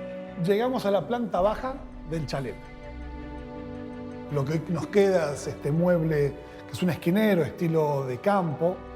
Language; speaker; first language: Spanish; native; Spanish